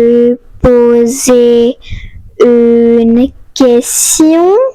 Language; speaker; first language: French; non-native, fluent; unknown